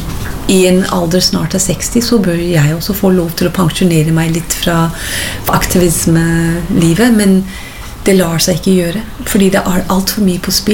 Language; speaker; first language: Norwegian; non-native, fluent; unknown